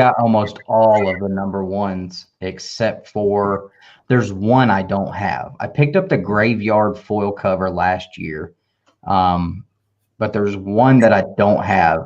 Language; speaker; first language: English; native; English